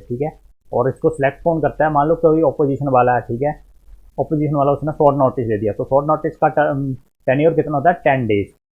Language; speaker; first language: Hindi; native; Hindi